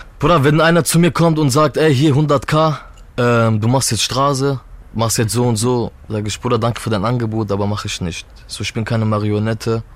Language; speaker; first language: German; early bilingual, other home language; Turkish